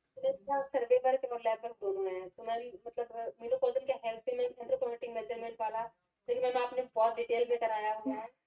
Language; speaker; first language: Hindi; native; Hindi